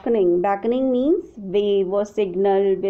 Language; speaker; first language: English; non-native, local second language; Hindi